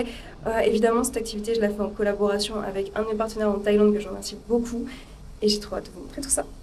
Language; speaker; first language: French; native; French